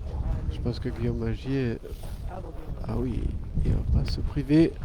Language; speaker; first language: French; native; French